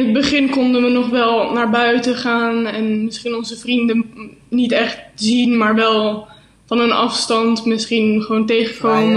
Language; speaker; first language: Dutch; early bilingual, heritage; Dutch